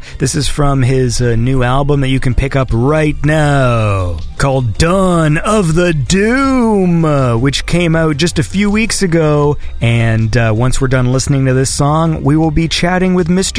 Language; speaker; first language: English; native; English